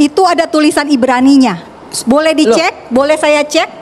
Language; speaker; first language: Indonesian; native; Indonesian